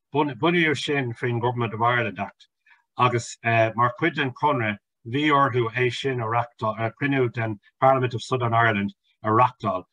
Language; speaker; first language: Irish; non-native, local second language; English